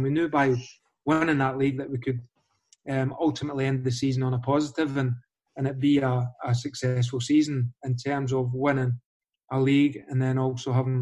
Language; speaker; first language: English; native; English